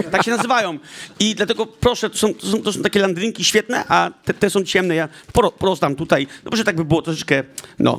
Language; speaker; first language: Polish; early bilingual, heritage; Polish